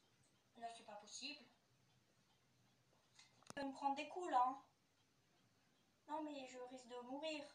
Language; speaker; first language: French; native; French